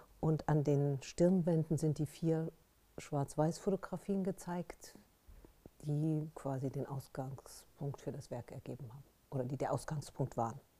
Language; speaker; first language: German; native; German